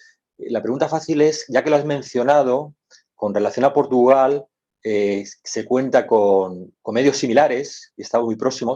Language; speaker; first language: Spanish; native; Spanish